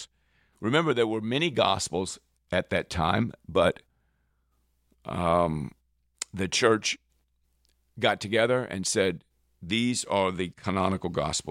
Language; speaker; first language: English; native; English